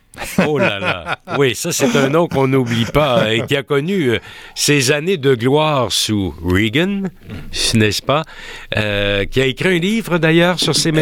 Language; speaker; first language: French; native; French